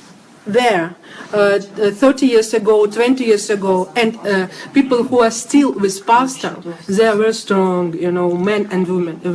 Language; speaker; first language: English; non-native, learner; Russian